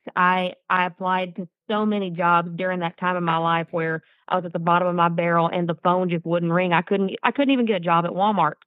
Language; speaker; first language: English; native; English